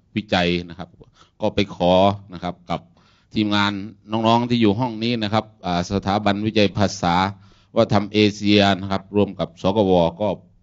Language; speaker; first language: Thai; non-native, local second language; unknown